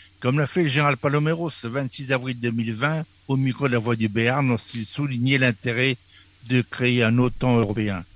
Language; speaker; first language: French; native; French